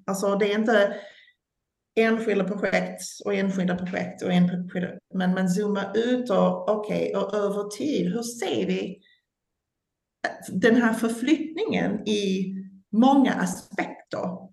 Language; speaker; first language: Swedish; non-native, fluent; English